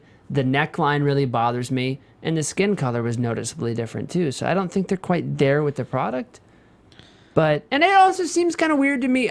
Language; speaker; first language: English; native; English